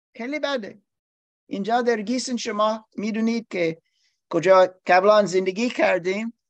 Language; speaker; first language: Persian; non-native, learner; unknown